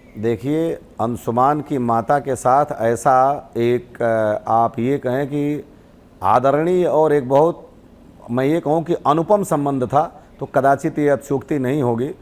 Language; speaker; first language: Hindi; native; Hindi